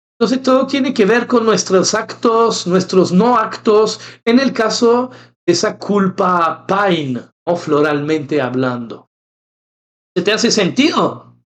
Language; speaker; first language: Spanish; non-native, fluent; French